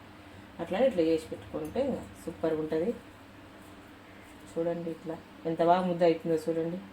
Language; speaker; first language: Telugu; native; Telugu